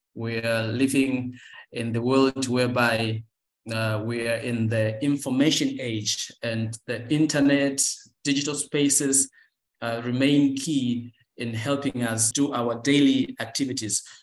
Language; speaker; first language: English; non-native, local second language; Swahili